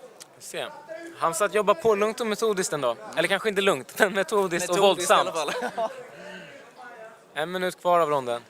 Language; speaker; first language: Swedish; native; Swedish